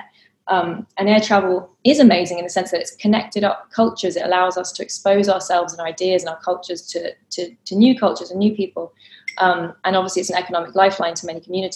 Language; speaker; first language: English; native; English